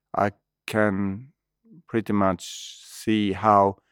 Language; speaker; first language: English; non-native, fluent; Swedish